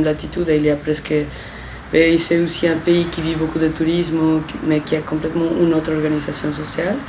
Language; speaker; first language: French; non-native, fluent; Spanish